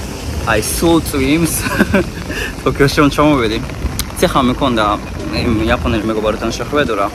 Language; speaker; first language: Georgian; non-native, fluent; Japanese